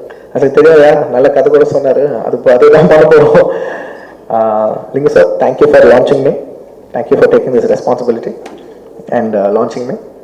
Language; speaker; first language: Tamil; non-native, local second language; Telugu